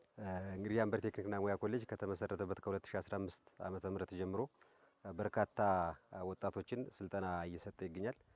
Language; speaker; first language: Amharic; native; Amharic